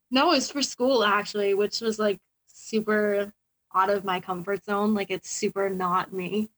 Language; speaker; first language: English; native; English